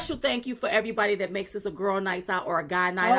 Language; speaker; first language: English; native; English